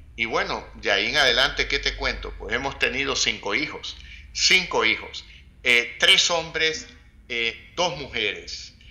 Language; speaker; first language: Spanish; native; Spanish